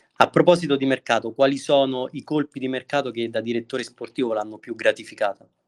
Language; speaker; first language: Italian; native; Italian